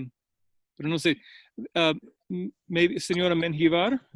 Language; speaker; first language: Spanish; non-native, fluent; English